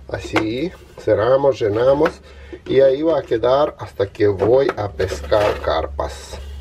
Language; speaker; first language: Spanish; non-native, learner; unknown